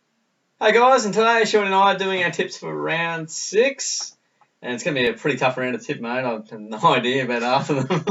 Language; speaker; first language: English; native; English